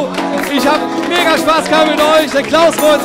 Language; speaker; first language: German; native; German